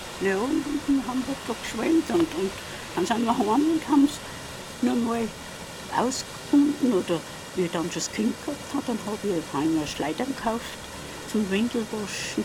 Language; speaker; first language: German; native; German